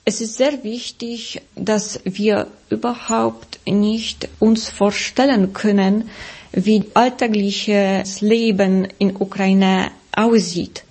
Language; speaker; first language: German; non-native, fluent; Polish